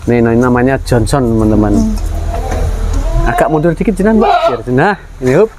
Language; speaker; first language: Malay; non-native, local second language; Javanese